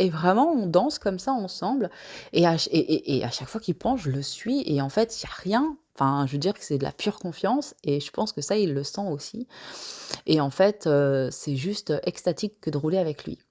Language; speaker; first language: French; native; French